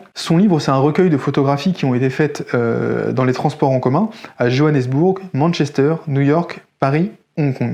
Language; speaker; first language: French; native; French